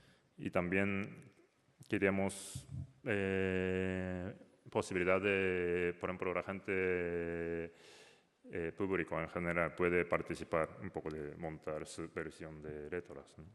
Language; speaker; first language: Spanish; non-native, learner; Japanese